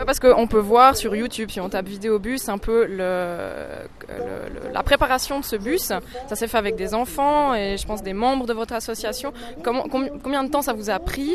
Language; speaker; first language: French; native; French